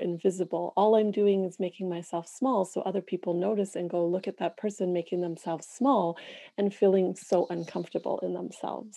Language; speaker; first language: English; native; English